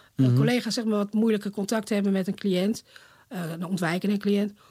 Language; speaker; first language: Dutch; native; Dutch